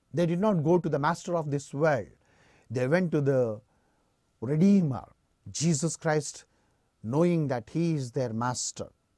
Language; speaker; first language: English; non-native, local second language; Telugu